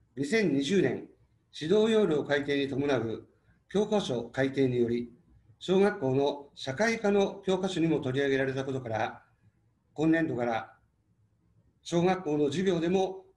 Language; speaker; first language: Japanese; native; Japanese